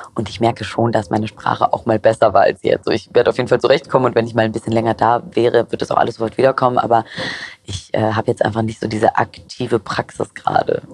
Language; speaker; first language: German; early bilingual, other home language; Greek